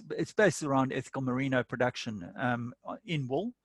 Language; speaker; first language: English; native; English